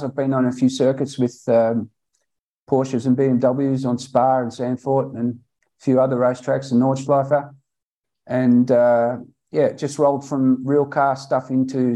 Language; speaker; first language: English; native; English